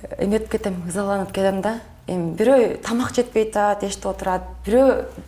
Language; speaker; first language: Kyrgyz; non-native, local second language; Russian